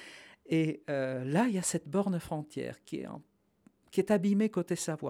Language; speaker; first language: French; native; French